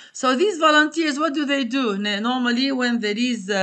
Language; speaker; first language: English; non-native, fluent; Arabic